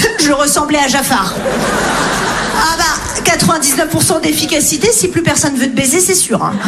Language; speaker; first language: French; native; French